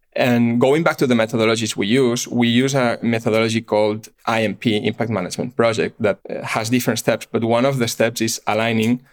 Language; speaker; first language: English; non-native, fluent; Catalan